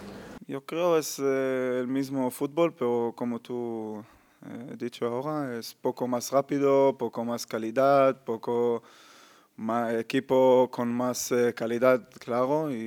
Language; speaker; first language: Spanish; non-native, learner; Hebrew